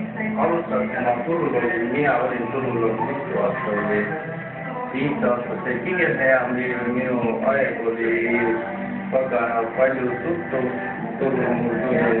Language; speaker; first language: Estonian; non-native, learner; Armenian